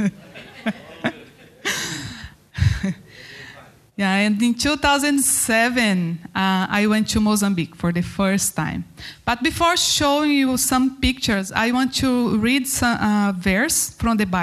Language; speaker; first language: English; non-native, learner; Portuguese